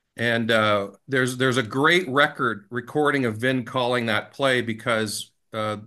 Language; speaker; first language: English; native; English